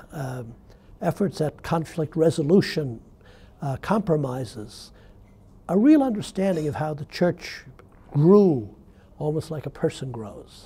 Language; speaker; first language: English; native; English